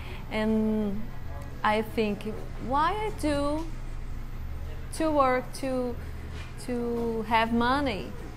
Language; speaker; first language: English; non-native, learner; Portuguese